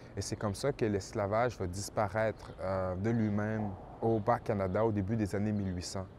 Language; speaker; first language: French; native; French